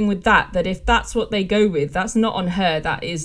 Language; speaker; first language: English; native; English